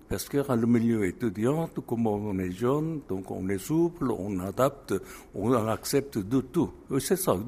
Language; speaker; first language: French; non-native, fluent; Korean